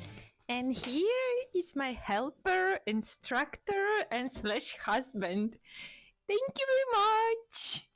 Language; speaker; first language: English; non-native, fluent; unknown